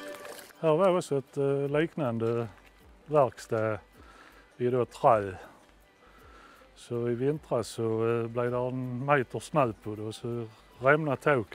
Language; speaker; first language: Swedish; native; Swedish